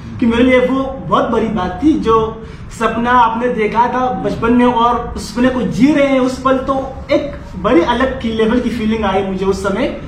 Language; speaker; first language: Hindi; non-native, fluent; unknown